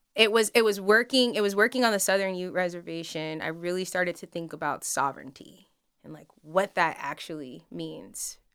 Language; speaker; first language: English; native; English